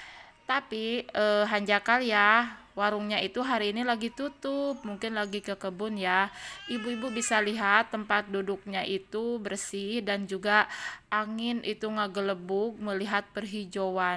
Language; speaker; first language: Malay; non-native, local second language; Sundanese